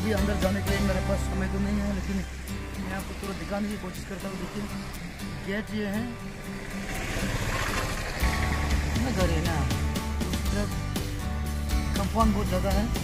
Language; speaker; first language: Hindi; non-native, local second language; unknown